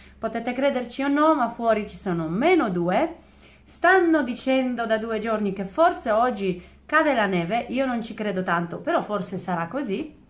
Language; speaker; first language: Italian; non-native, fluent; Polish